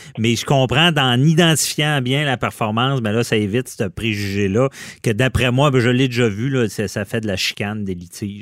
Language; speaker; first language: French; native; French